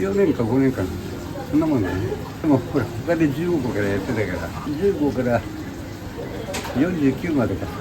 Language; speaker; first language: Japanese; native; Japanese